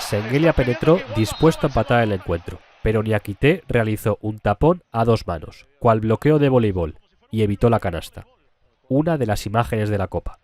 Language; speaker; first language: Spanish; native; Spanish